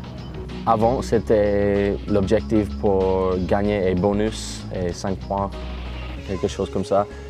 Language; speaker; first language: French; non-native, learner; English